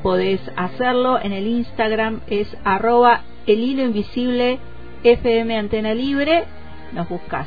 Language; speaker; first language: Spanish; native; Spanish